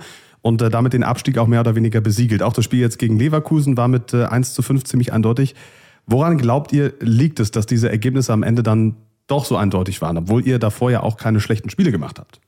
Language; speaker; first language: German; native; German